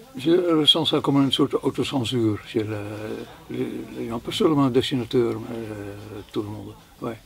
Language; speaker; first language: French; non-native, fluent; Dutch